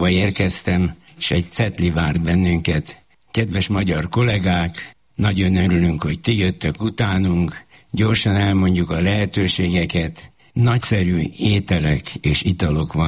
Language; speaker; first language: Hungarian; native; Hungarian